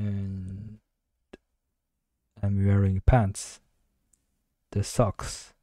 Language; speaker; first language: English; non-native, learner; Japanese